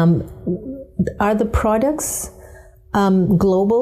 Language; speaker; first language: English; native; English